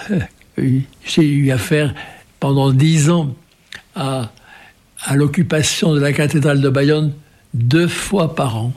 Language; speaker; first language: French; native; French